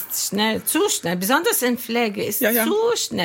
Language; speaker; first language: German; non-native, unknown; Arabic